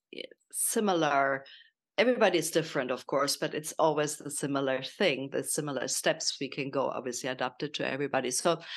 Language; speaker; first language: English; non-native, fluent; German